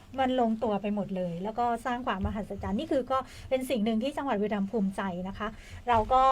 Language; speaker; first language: Thai; native; Thai